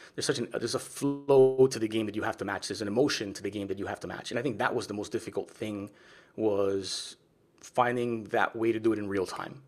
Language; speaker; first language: English; early bilingual, other home language; Spanish